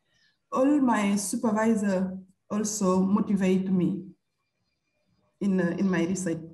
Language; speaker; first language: English; non-native, fluent; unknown